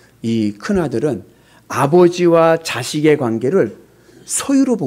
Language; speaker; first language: Korean; native; Korean